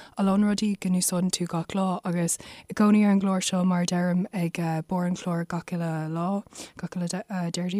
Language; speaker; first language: Irish; non-native, local second language; English